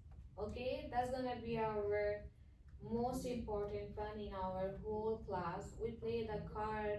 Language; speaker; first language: English; non-native, fluent; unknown